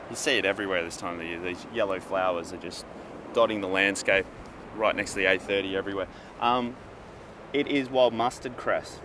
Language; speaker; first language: English; native; English